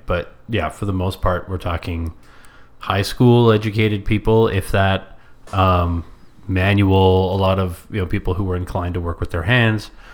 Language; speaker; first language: English; non-native, local second language; French